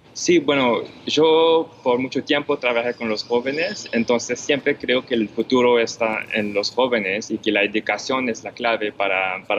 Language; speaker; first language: Spanish; non-native, fluent; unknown